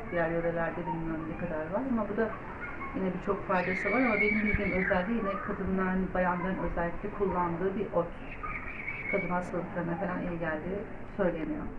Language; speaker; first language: Turkish; native; Turkish